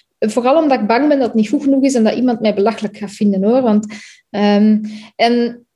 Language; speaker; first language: Dutch; native; Dutch